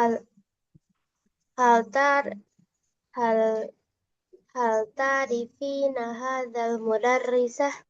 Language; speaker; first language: Arabic; non-native, learner; Indonesian